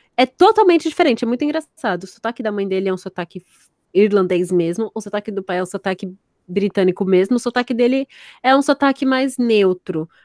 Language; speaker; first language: Portuguese; native; Portuguese